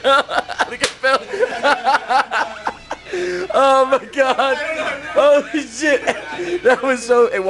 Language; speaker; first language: English; native; English